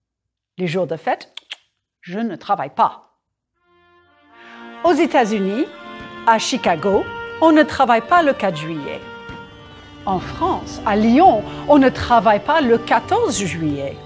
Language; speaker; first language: French; non-native, fluent; English